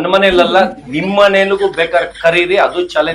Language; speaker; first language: Kannada; native; Kannada